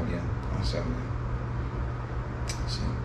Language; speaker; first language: Spanish; non-native, learner; English